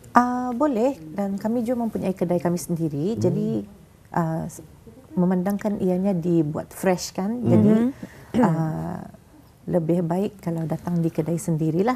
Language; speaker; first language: Malay; native; Malay